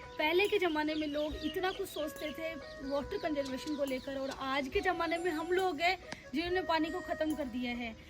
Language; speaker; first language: Hindi; native; Hindi